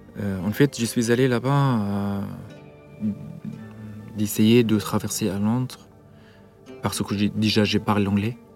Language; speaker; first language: French; non-native, learner; Arabic